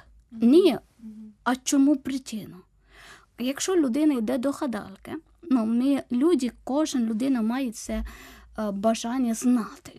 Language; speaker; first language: Ukrainian; non-native, fluent; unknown